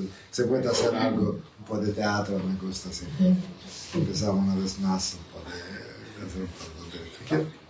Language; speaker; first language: Spanish; non-native, learner; Italian